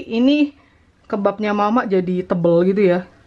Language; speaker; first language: Indonesian; native; Indonesian